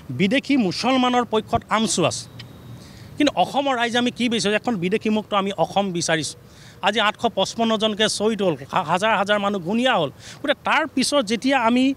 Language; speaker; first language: Assamese; native; Assamese